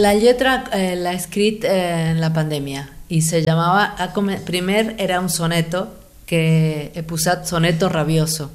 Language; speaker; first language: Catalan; non-native, fluent; Spanish